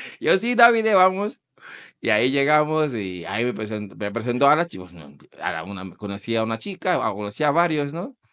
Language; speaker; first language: Spanish; non-native, fluent; Portuguese